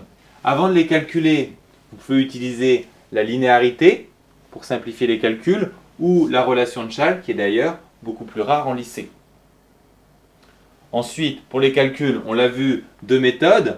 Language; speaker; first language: French; native; French